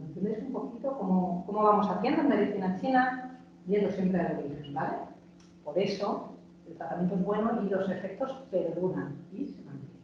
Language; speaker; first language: Spanish; native; Spanish